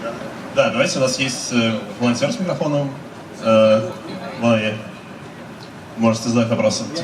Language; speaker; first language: Russian; native; Russian